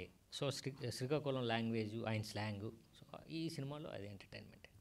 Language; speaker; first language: Telugu; native; Telugu